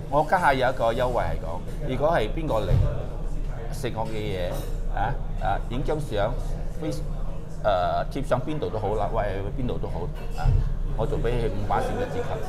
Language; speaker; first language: Cantonese; non-native, fluent; Italian